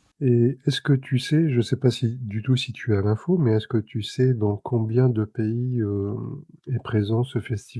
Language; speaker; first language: French; native; French